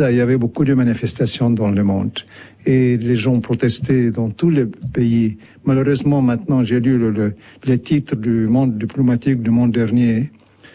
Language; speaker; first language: French; non-native, local second language; Arabic